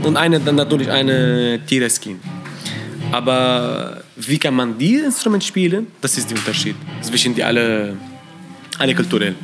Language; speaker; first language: German; non-native, learner; Arabic